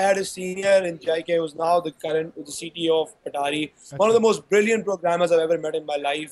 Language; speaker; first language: English; non-native, local second language; Urdu